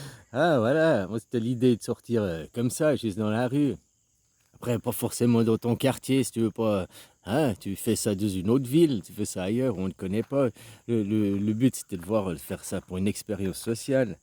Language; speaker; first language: French; native; French